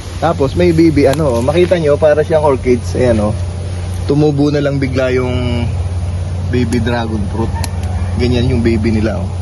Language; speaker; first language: Filipino; native; Filipino